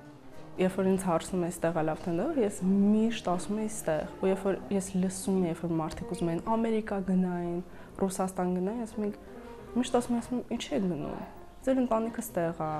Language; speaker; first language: Armenian; early bilingual, heritage; Armenian